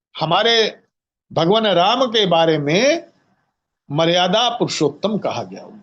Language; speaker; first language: Hindi; native; Hindi